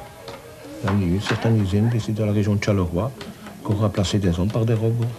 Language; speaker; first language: French; native; French